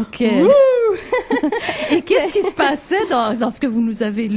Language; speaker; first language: French; native; French